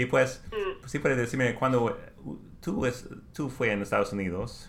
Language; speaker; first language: Spanish; non-native, learner; English